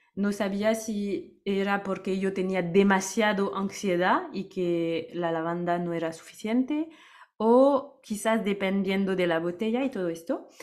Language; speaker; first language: Spanish; non-native, fluent; French